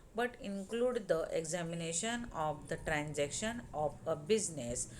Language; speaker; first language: English; non-native, local second language; Marathi